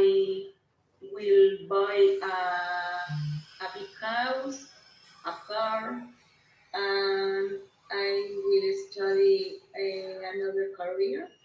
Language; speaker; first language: English; non-native, learner; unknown